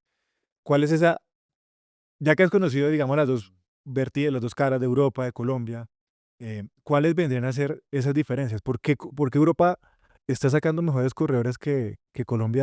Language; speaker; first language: Spanish; native; Spanish